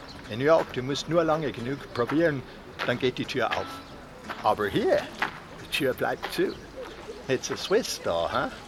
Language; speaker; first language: German; non-native, learner; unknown